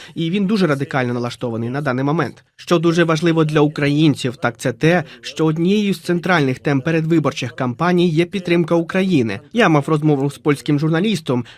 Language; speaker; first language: Ukrainian; non-native, fluent; Romanian